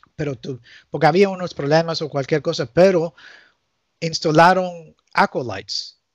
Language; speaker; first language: Spanish; early bilingual, heritage; Spanish